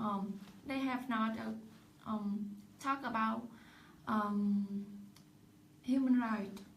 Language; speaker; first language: English; non-native, learner; Vietnamese